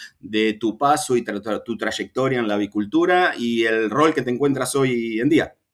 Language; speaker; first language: Spanish; native; Spanish